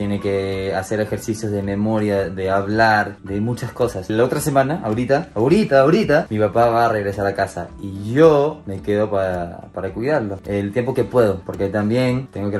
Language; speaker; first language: Spanish; non-native, fluent; English